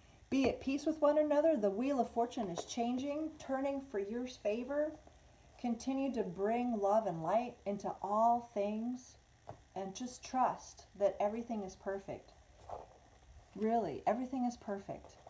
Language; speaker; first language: English; native; English